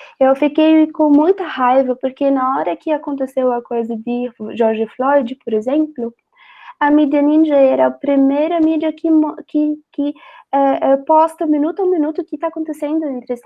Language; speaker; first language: Portuguese; non-native, fluent; Arabic